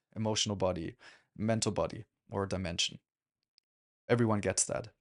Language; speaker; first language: English; non-native, fluent; German